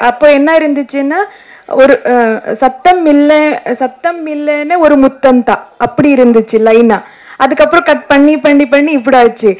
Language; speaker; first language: Tamil; non-native, learner; Kannada